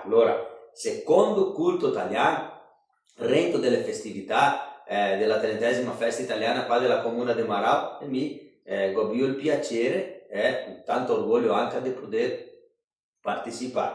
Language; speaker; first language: Italian; non-native, local second language; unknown